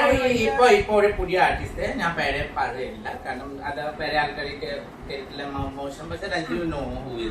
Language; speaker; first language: Malayalam; non-native, learner; Assamese